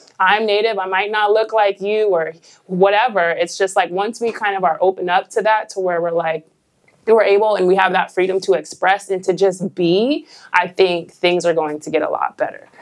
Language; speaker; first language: English; native; English